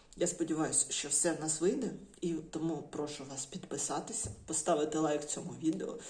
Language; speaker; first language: Ukrainian; non-native, local second language; Russian